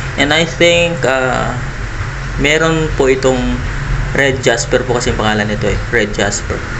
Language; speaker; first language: Filipino; non-native, local second language; Iloko